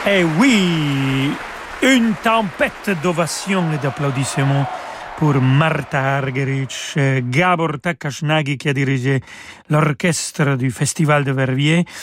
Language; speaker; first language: French; non-native, fluent; Spanish